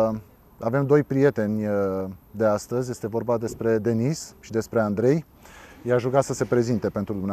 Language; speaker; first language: Romanian; native; Romanian